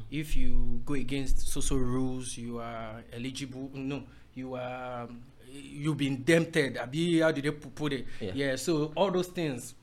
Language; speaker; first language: English; non-native, local second language; Yoruba